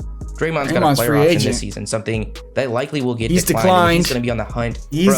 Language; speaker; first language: English; native; English